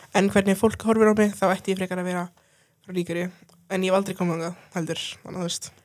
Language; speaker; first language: Icelandic; native; Icelandic